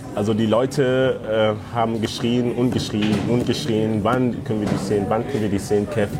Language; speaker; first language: German; early bilingual, other home language; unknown